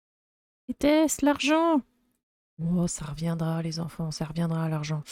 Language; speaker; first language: French; native; French